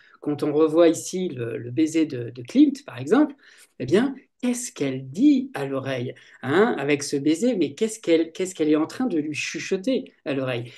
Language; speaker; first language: French; native; French